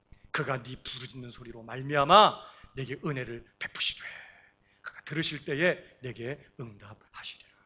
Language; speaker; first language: Korean; native; Korean